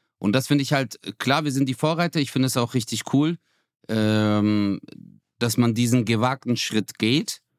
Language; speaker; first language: German; early bilingual, other home language; Turkish